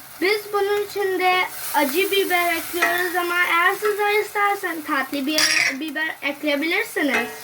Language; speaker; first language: Turkish; non-native, learner; Hindi